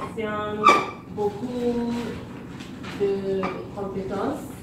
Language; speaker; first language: French; non-native, learner; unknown